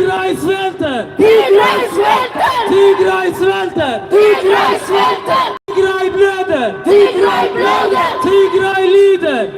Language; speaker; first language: Swedish; early bilingual, other home language; Tigrinya